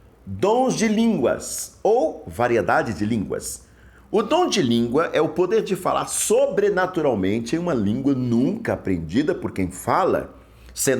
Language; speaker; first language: Portuguese; native; Portuguese